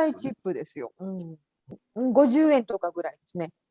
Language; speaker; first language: Japanese; native; Japanese